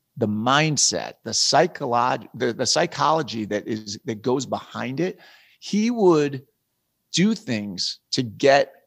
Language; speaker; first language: English; native; English